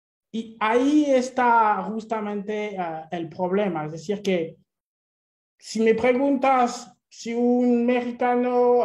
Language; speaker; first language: Spanish; non-native, fluent; French